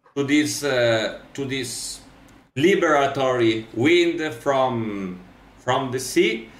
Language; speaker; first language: English; non-native, learner; Italian